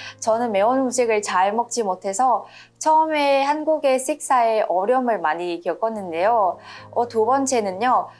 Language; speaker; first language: Korean; non-native, fluent; Vietnamese